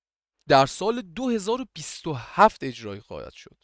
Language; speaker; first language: Persian; native; Persian